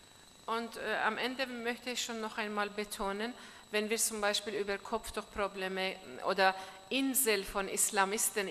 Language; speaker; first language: German; non-native, learner; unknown